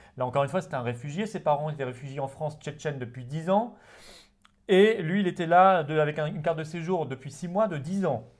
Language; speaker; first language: French; native; French